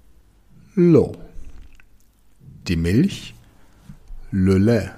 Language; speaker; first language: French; non-native, fluent; German